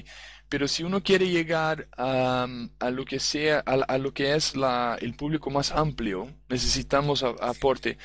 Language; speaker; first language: Spanish; non-native, fluent; Portuguese